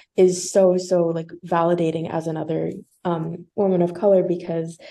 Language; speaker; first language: English; native; English